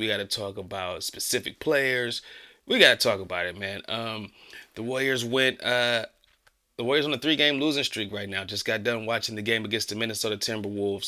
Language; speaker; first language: English; native; English